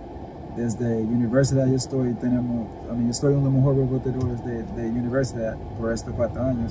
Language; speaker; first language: Spanish; non-native, learner; English